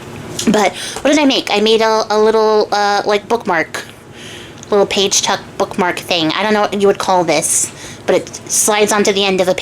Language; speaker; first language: English; native; English